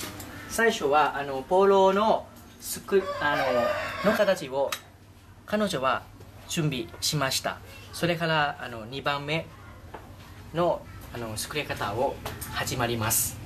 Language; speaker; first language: Japanese; non-native, learner; Thai